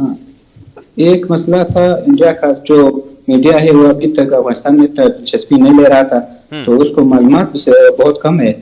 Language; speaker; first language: Urdu; non-native, fluent; Pashto